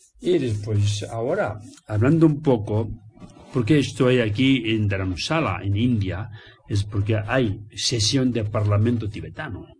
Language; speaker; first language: Spanish; non-native, learner; Tibetan